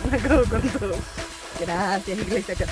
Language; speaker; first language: Spanish; native; Spanish